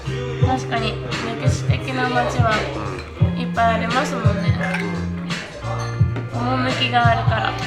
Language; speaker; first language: Japanese; native; Japanese